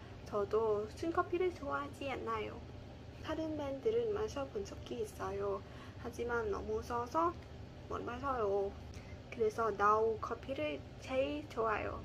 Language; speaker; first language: Korean; non-native, learner; Lao